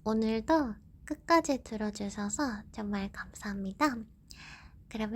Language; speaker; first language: Korean; non-native, fluent; Japanese